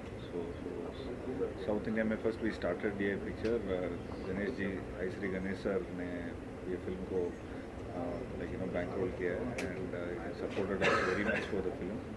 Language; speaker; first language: Hindi; non-native, local second language; Tamil